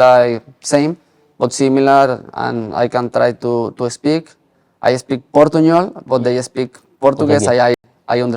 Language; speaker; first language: English; non-native, learner; Spanish